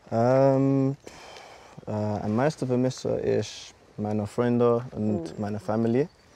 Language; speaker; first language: German; non-native, learner; English